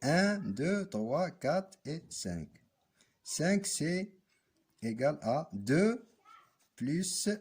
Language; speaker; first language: French; non-native, local second language; Arabic